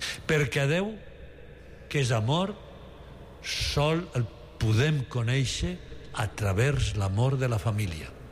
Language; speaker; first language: Catalan; native; Catalan